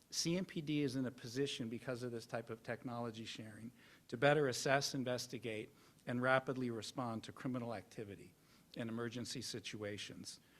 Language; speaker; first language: English; native; English